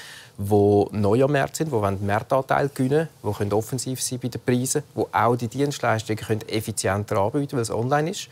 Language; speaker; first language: German; native; German